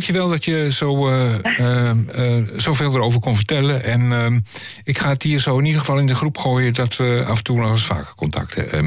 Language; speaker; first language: Dutch; native; Dutch